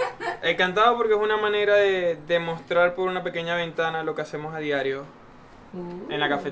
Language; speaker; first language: Spanish; native; Spanish